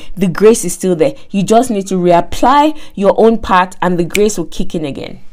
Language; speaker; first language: English; non-native, local second language; Yoruba